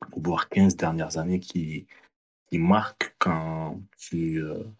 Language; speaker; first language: French; native; French